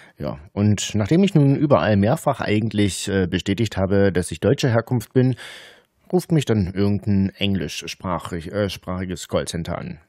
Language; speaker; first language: German; native; German